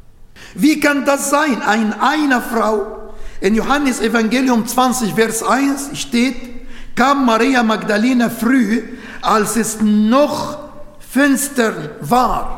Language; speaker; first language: German; non-native, learner; Arabic